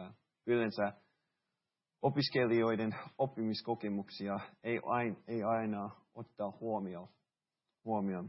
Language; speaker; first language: Finnish; early bilingual, heritage; Finnish